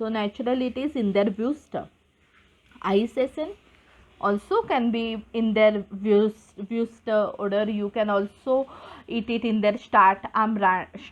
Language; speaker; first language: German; non-native, fluent; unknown